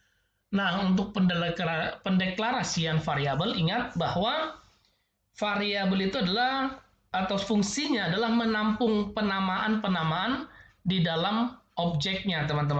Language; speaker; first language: Indonesian; native; Indonesian